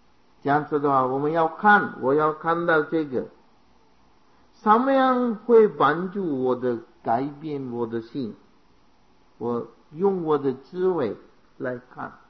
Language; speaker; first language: Chinese; non-native, fluent; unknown